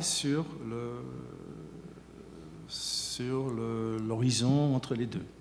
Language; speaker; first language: French; native; French